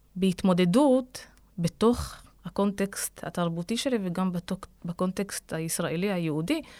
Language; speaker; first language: Hebrew; non-native, local second language; Arabic